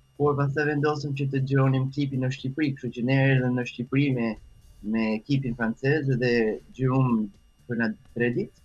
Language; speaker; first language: Albanian; early bilingual, heritage; French